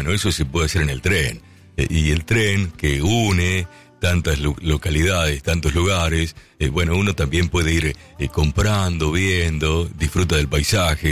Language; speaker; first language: Spanish; native; Spanish